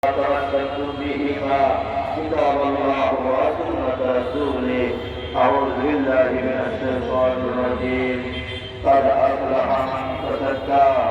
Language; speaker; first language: Arabic; non-native, fluent; Bangla